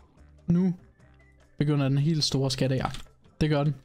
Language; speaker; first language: Danish; native; Danish